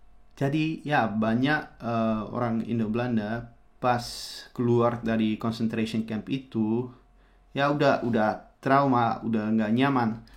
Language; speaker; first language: Indonesian; non-native, fluent; Dutch